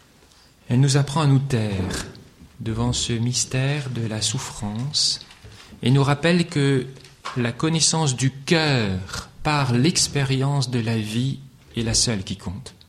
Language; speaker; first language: French; native; French